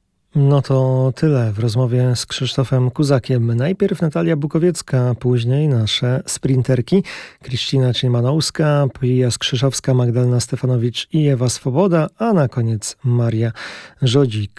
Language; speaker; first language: Polish; native; Polish